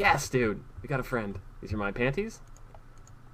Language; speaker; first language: English; native; English